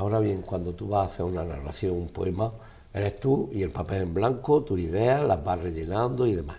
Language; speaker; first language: Spanish; native; Spanish